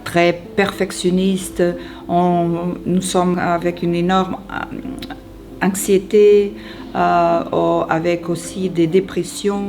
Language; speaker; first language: French; non-native, fluent; Portuguese